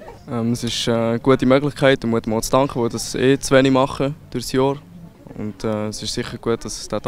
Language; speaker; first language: German; native; German